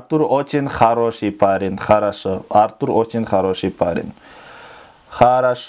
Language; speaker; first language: Russian; non-native, local second language; Kyrgyz